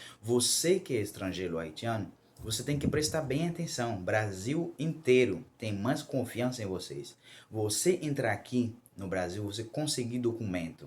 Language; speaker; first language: Portuguese; non-native, local second language; Haitian Creole